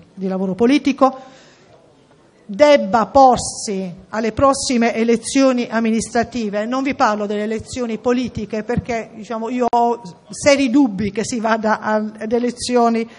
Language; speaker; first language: Italian; native; Italian